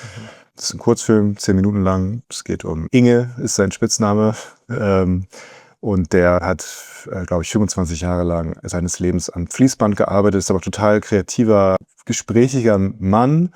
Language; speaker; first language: German; native; German